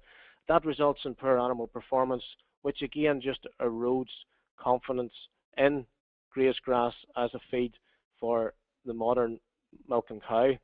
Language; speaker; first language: English; native; English